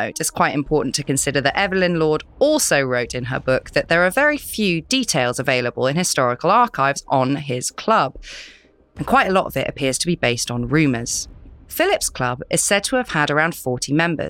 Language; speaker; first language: English; native; English